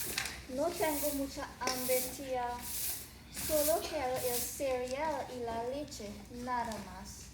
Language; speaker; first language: Spanish; non-native, learner; English